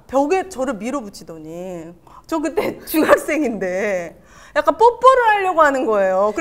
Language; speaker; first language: Korean; native; Korean